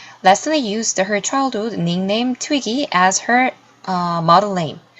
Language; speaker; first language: English; non-native, fluent; Korean